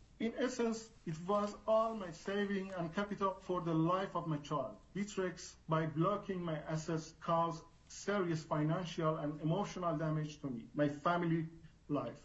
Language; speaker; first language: English; non-native, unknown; Persian